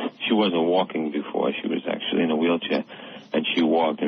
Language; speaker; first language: English; native; English